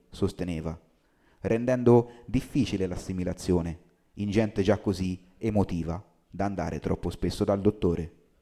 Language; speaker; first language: Italian; native; Italian